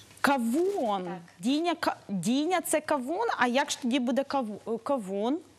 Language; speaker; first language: Ukrainian; native; Ukrainian